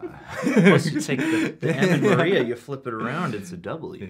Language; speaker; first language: English; native; English